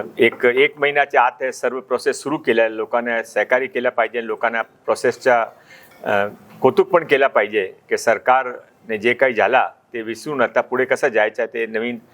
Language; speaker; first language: Marathi; non-native, local second language; Hindi